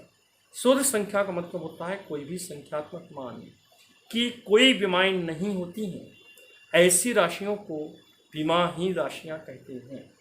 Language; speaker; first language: Hindi; native; Hindi